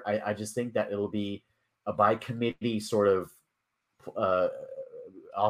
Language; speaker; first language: English; native; English